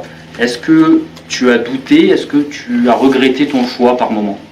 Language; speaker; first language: French; native; French